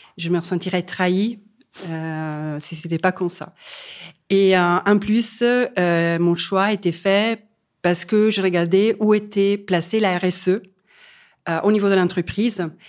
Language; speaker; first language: French; non-native, fluent; Italian